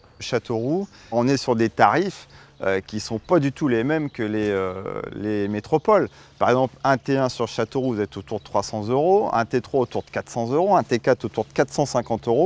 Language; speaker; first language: French; native; French